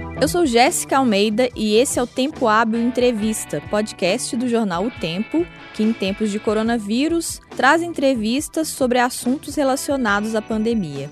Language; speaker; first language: Portuguese; native; Portuguese